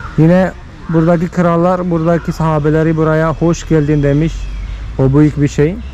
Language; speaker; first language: Turkish; non-native, fluent; Malayalam